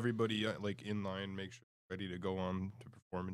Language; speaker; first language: English; native; English